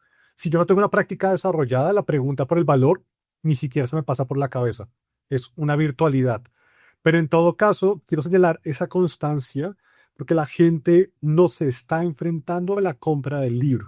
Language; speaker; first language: Spanish; native; Spanish